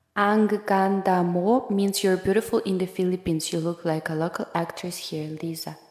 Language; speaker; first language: English; non-native, fluent; Russian